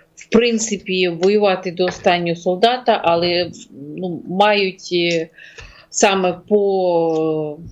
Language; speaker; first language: Ukrainian; non-native, local second language; Russian